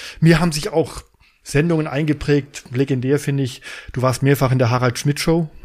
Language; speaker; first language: German; native; German